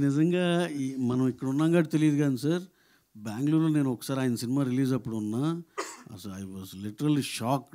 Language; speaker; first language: Telugu; native; Telugu